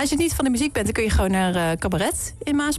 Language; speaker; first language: Dutch; native; Dutch